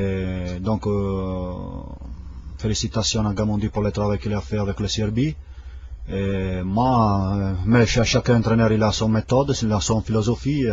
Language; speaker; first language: French; non-native, fluent; Italian